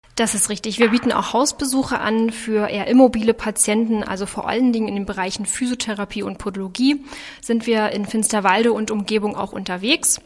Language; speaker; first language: German; native; German